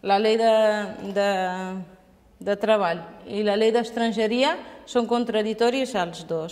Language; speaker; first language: Catalan; non-native, fluent; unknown